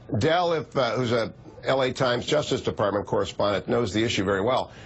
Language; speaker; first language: English; native; English